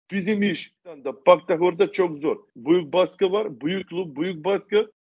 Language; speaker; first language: Turkish; non-native, learner; Macedonian